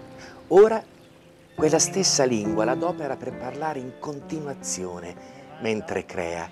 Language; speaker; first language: Italian; native; Italian